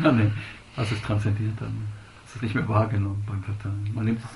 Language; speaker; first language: German; native; German